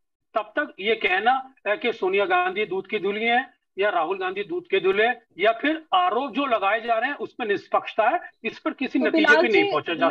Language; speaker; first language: Hindi; native; Hindi